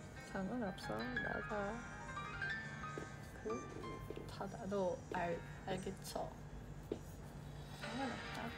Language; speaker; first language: Korean; non-native, learner; Indonesian